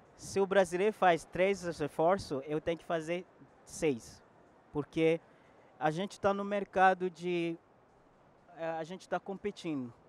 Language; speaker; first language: Portuguese; non-native, fluent; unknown